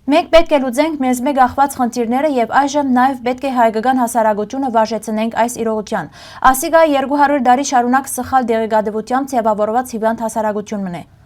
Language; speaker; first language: Armenian; early bilingual, heritage; Armenian